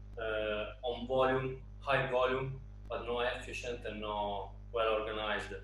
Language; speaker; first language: English; non-native, learner; Italian